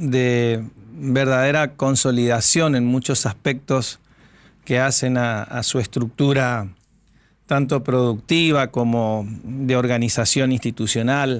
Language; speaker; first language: Spanish; native; Spanish